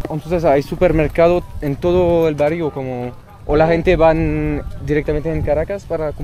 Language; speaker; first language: Spanish; non-native, learner; French